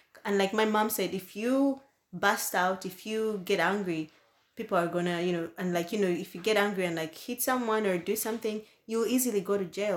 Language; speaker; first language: English; non-native, local second language; Ganda